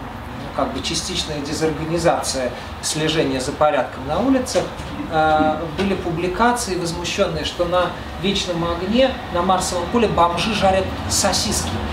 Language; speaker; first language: Russian; native; Russian